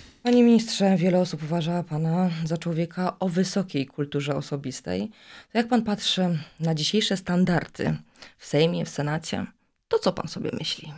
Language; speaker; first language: Polish; native; Polish